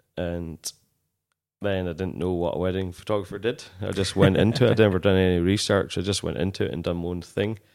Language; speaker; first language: English; native; English